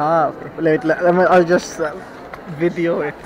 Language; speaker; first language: English; non-native, local second language; Filipino